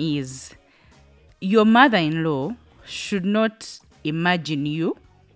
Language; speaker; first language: English; non-native, local second language; Ganda